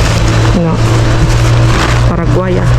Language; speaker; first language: Spanish; non-native, learner; Filipino